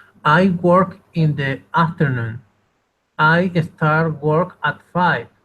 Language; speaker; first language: English; non-native, learner; Spanish